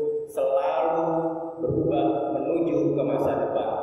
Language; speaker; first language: Indonesian; native; Indonesian